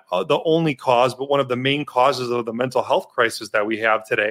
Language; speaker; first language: English; native; English